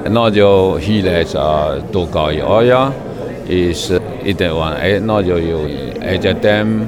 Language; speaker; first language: Hungarian; non-native, learner; Chinese